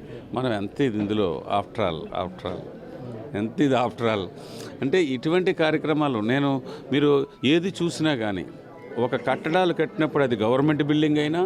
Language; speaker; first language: Telugu; native; Telugu